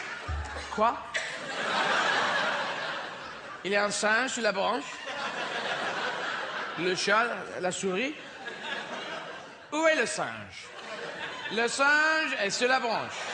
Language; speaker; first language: French; non-native, learner; English